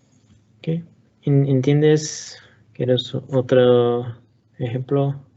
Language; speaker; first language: Spanish; non-native, learner; English